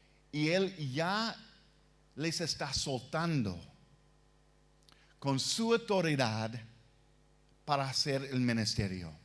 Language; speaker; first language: Spanish; non-native, fluent; English